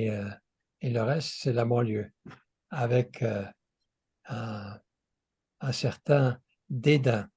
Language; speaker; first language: French; non-native, fluent; English